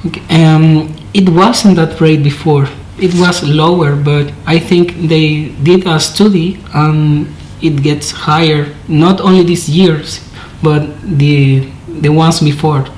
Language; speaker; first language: English; non-native, fluent; Spanish